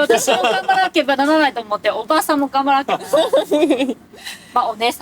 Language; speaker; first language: Japanese; non-native, learner; Cantonese